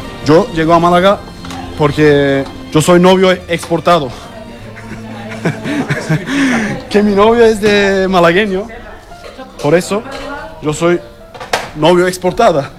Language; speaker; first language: Spanish; non-native, learner; Turkish